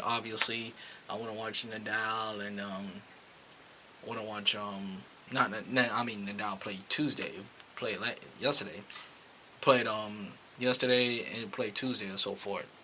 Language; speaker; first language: English; native; English